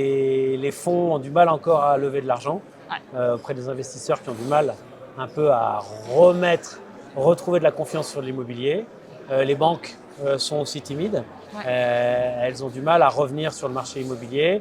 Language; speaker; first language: French; native; French